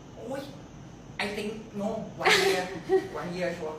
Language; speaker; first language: English; non-native, learner; Thai